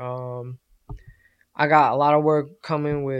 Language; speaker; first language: English; native; English